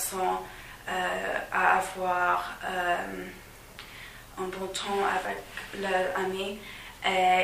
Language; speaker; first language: French; non-native, learner; English